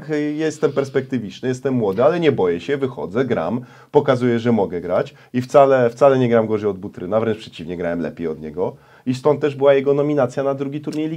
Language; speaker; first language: Polish; native; Polish